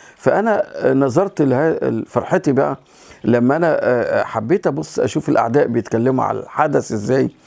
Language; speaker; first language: Arabic; native; Arabic